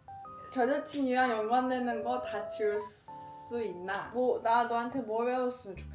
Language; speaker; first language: Korean; non-native, fluent; Chinese